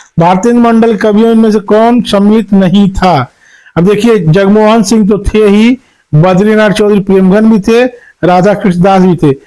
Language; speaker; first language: Hindi; native; Hindi